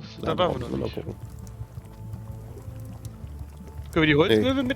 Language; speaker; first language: German; native; German